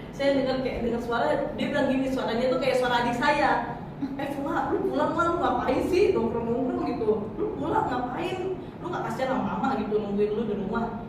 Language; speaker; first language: Indonesian; native; Indonesian